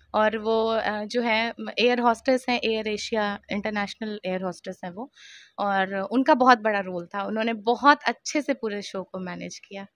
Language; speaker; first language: Hindi; native; Hindi